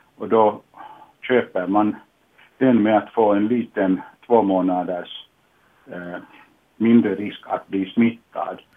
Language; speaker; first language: Swedish; non-native, local second language; Finnish